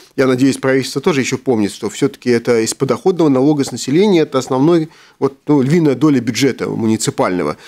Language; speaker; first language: Russian; native; Russian